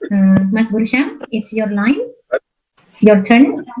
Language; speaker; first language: English; non-native, fluent; Indonesian